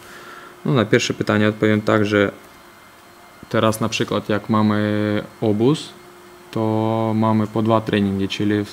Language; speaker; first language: Polish; non-native, fluent; Ukrainian